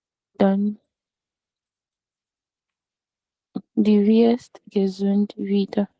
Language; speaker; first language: German; non-native, learner; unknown